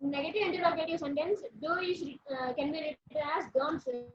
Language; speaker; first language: English; non-native, learner; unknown